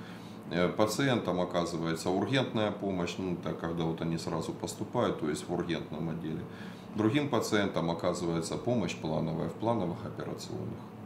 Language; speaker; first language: Russian; native; Russian